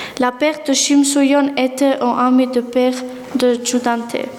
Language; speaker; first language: French; non-native, learner; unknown